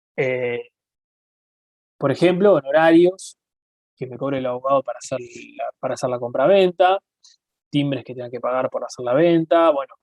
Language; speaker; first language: Spanish; native; Spanish